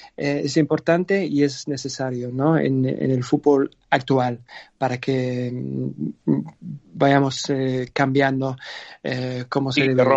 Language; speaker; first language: Spanish; non-native, fluent; English